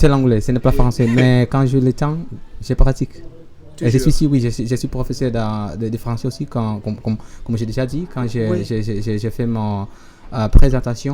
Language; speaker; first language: French; non-native, learner; Portuguese